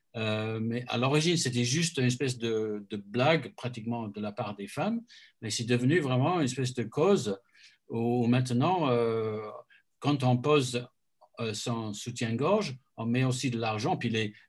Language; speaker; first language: French; non-native, fluent; English